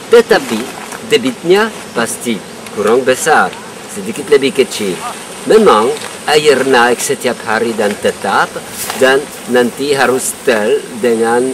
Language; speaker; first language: Indonesian; non-native, learner; French